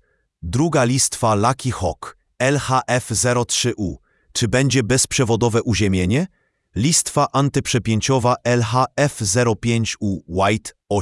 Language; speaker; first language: Polish; native; Polish